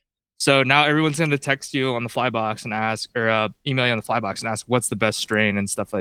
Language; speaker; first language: English; native; English